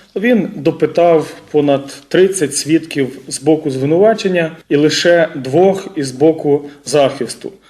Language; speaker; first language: Ukrainian; native; Ukrainian